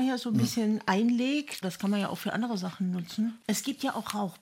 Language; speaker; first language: German; native; German